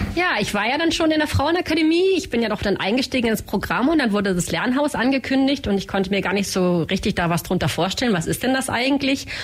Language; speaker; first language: German; native; German